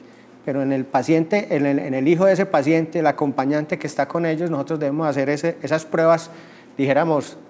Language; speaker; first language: Spanish; native; Spanish